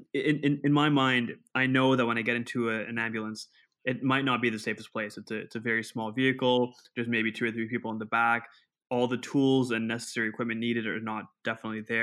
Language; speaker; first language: English; non-native, local second language; Urdu